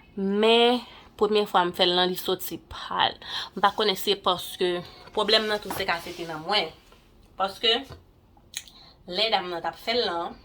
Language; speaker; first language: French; non-native, local second language; Haitian Creole